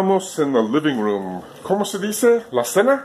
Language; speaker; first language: Spanish; non-native, learner; English